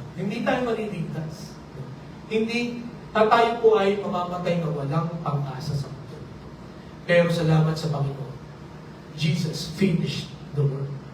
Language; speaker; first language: Filipino; non-native, local second language; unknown